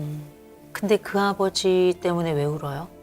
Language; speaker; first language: Korean; native; Korean